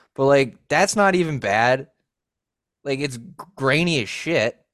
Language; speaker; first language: English; early bilingual, other home language; Italian